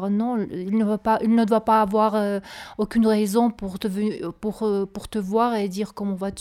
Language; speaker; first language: French; non-native, learner; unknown